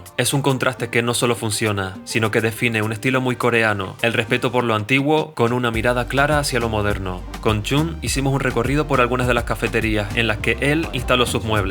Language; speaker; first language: Spanish; native; Spanish